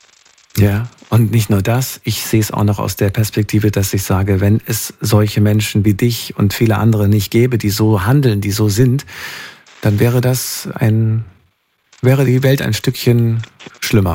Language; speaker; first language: German; native; German